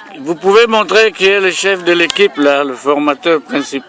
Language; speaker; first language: French; non-native, fluent; Italian